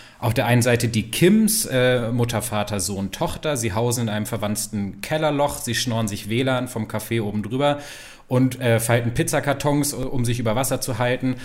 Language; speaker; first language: German; native; German